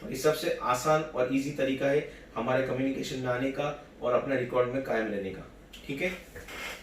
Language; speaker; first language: Hindi; native; Hindi